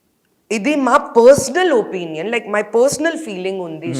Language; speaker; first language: Telugu; non-native, local second language; Hindi